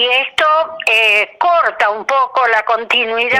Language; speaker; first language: Spanish; native; Spanish